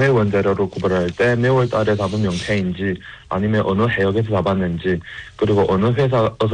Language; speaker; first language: Korean; early bilingual, heritage; Korean